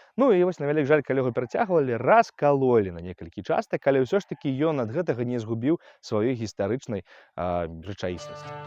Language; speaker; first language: Belarusian; native; Belarusian